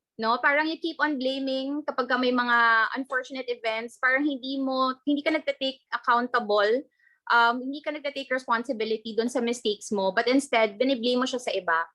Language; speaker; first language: Filipino; non-native, local second language; Cebuano